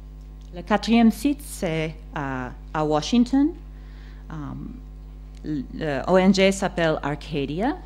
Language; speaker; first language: French; non-native, fluent; English